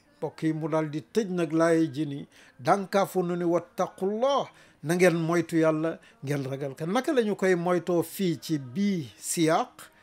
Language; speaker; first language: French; non-native, local second language; Wolof